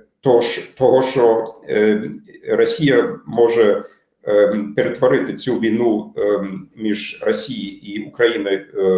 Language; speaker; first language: Ukrainian; non-native, fluent; German